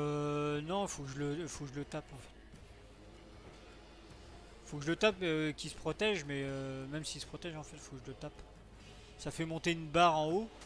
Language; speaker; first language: French; native; French